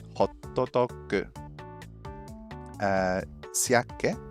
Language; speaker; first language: Japanese; non-native, learner; English